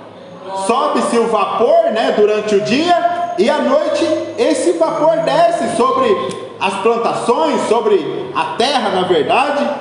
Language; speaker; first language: Portuguese; native; Portuguese